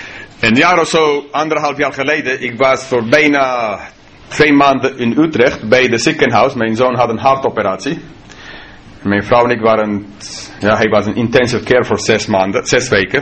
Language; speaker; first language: Dutch; non-native, fluent; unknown